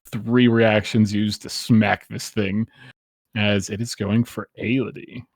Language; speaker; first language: English; native; English